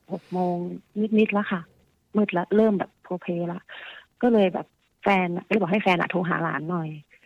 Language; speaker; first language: Thai; native; Thai